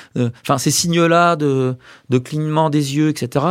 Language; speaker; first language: French; native; French